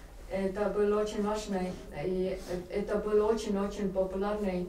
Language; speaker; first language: Russian; non-native, learner; Estonian